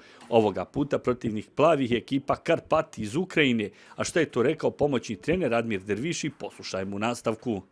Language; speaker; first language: Bosnian; native; Bosnian